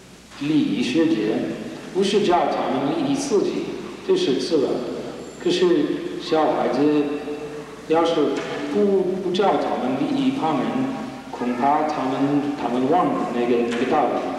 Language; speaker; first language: Chinese; non-native, learner; English